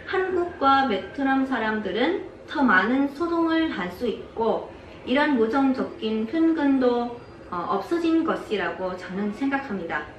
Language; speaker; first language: Korean; non-native, fluent; Vietnamese